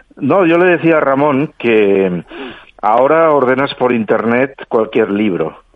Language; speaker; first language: Spanish; non-native, local second language; Catalan